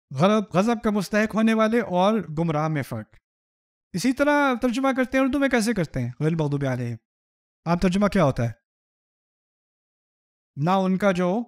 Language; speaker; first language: Urdu; native; Urdu